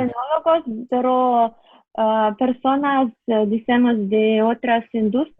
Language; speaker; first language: Spanish; non-native, fluent; Russian